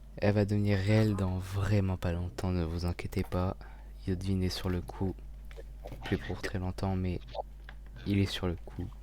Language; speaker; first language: French; native; French